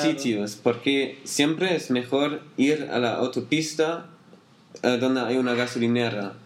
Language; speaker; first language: Spanish; non-native, learner; German